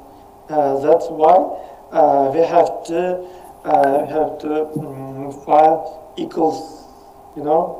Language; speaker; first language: English; non-native, learner; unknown